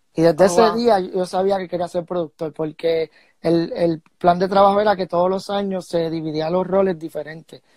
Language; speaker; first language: Spanish; early bilingual, heritage; Spanish